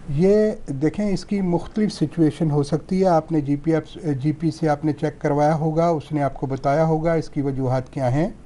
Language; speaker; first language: Urdu; non-native, local second language; Punjabi